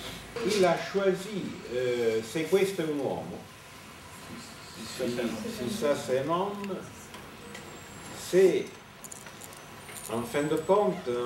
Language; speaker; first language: French; non-native, fluent; Italian